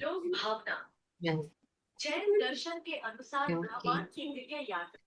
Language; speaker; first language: Hindi; native; Hindi